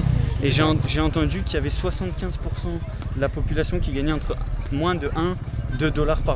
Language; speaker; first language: French; native; French